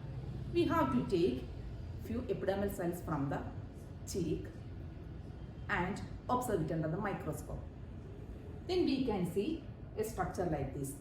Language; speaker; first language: English; non-native, local second language; Malayalam